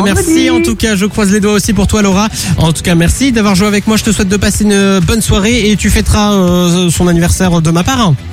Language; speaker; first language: French; native; French